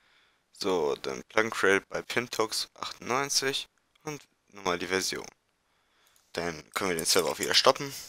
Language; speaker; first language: German; native; German